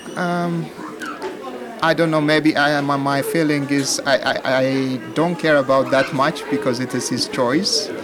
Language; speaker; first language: English; non-native, fluent; Amharic